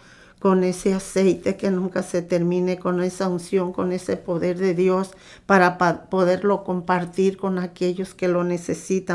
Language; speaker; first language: Spanish; native; Spanish